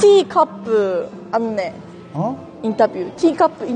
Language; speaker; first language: Korean; non-native, learner; Japanese